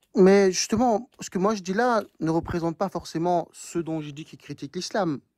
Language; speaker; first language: French; non-native, fluent; Turkish